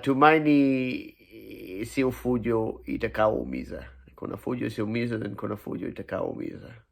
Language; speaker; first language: Swahili; non-native, fluent; English